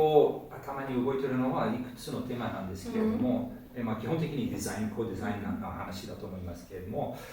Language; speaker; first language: Japanese; non-native, fluent; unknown